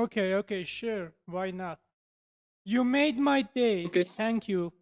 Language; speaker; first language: English; non-native, learner; Persian